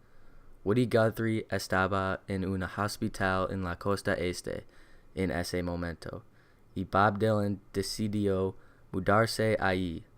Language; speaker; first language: Spanish; non-native, learner; English